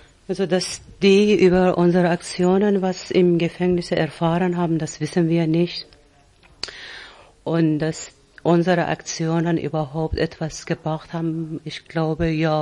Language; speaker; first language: German; non-native, fluent; Persian